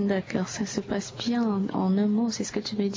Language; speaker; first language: French; non-native, local second language; Sango